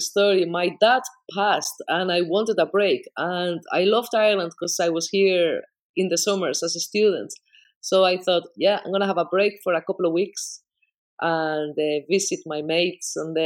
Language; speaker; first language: English; non-native, fluent; Spanish